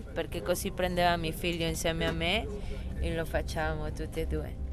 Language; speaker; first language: Italian; non-native, learner; Spanish